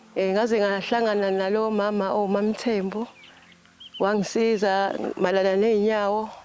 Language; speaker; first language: Zulu; native; Zulu